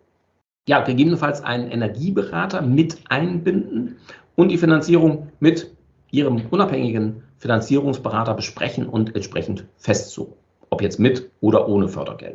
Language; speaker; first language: German; native; German